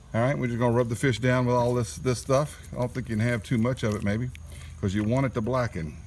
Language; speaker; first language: English; native; English